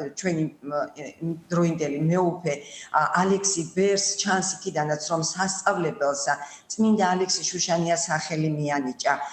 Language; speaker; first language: Georgian; native; Georgian